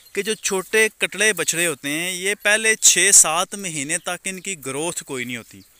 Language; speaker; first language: Urdu; non-native, local second language; Punjabi